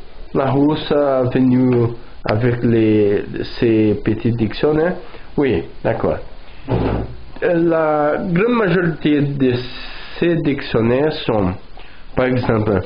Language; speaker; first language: French; non-native, learner; Portuguese